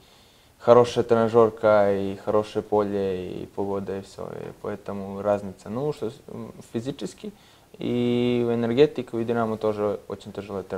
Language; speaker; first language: Russian; non-native, learner; Serbian